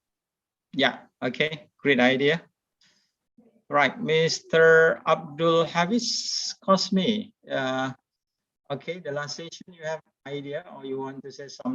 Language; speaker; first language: English; non-native, fluent; Indonesian